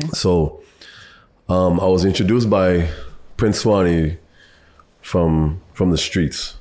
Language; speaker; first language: English; native; English